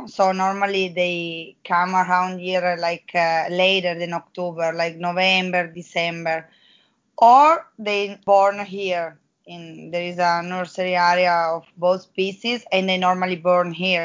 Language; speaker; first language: English; non-native, fluent; Italian